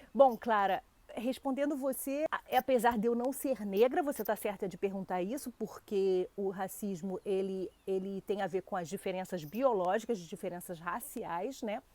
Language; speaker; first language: Portuguese; native; Portuguese